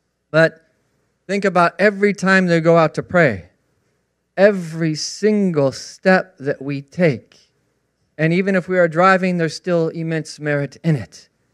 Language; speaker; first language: English; native; English